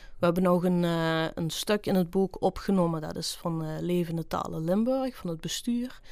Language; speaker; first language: Dutch; native; Dutch